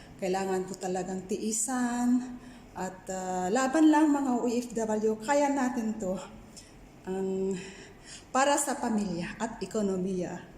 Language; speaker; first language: Filipino; native; Filipino